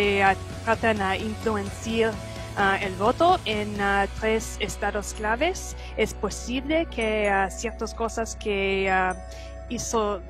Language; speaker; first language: Spanish; non-native, fluent; English